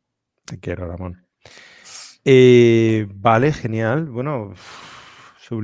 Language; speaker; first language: Spanish; native; Spanish